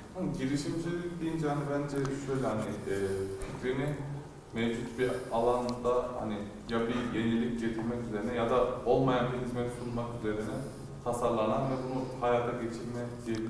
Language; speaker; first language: Turkish; native; Turkish